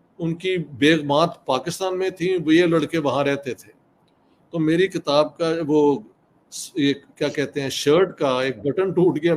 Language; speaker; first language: Urdu; non-native, local second language; Punjabi